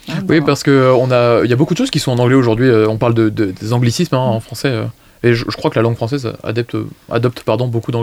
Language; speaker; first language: French; native; French